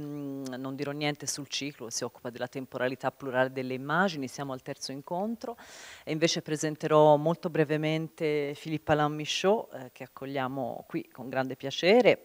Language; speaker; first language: Italian; native; Italian